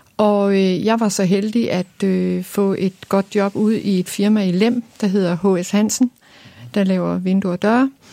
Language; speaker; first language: Danish; native; Danish